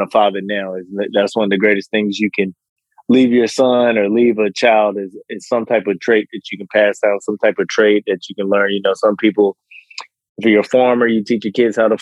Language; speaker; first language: English; native; English